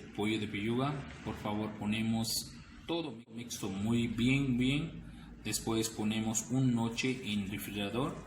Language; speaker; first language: Spanish; non-native, learner; Hindi